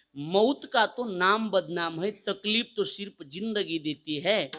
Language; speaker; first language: Hindi; non-native, local second language; Marathi